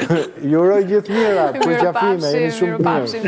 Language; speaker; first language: Albanian; native; Albanian